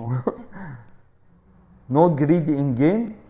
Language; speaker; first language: English; non-native, fluent; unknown